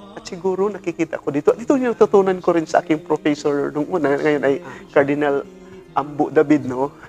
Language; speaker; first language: Filipino; non-native, local second language; Cebuano